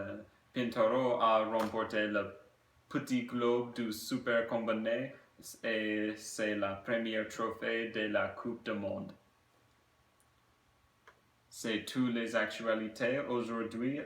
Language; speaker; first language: French; non-native, learner; English